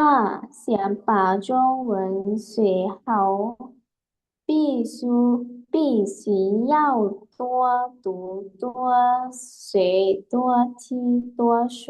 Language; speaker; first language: Chinese; non-native, learner; Lao